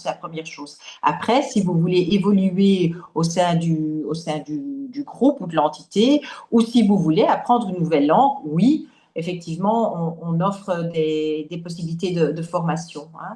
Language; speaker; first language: French; native; French